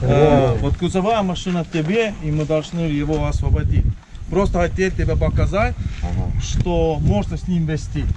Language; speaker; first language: Russian; non-native, learner; Estonian